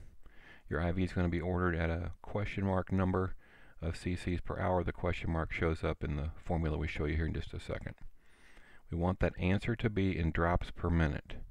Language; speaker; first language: English; native; English